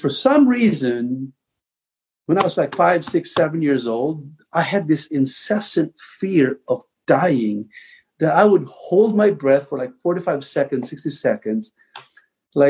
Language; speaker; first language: English; non-native, local second language; Filipino